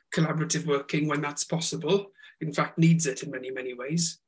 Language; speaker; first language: English; non-native, local second language; Welsh